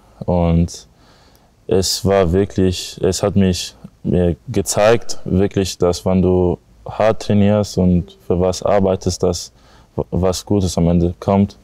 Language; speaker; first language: German; non-native, learner; English